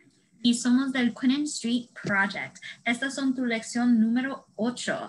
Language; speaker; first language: Spanish; non-native, learner; English